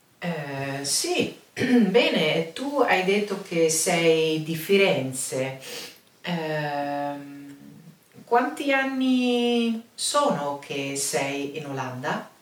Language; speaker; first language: Italian; non-native, fluent; Dutch